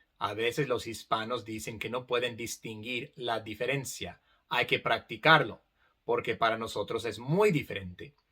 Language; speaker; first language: Spanish; non-native, fluent; English